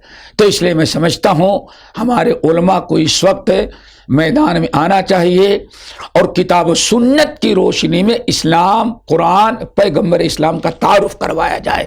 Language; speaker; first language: Urdu; native; Urdu